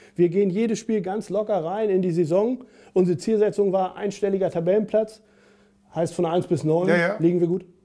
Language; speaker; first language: German; native; German